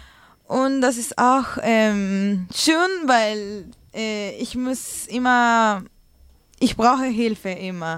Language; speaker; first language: German; non-native, learner; Spanish